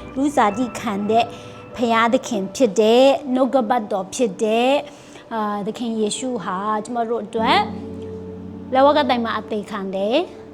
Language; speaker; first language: Burmese; non-native, local second language; Kachin